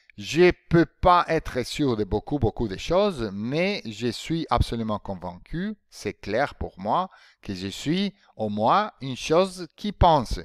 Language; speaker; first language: French; non-native, fluent; Spanish